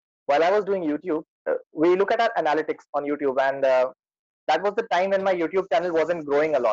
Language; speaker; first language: English; non-native, local second language; Hindi